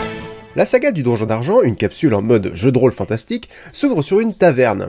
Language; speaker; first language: French; native; French